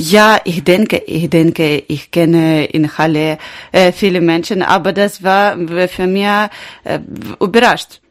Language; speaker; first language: German; non-native, learner; Ukrainian